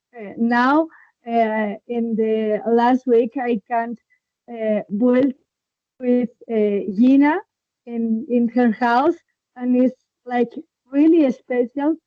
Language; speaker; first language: English; non-native, learner; Spanish